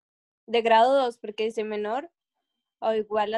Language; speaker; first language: Spanish; native; Spanish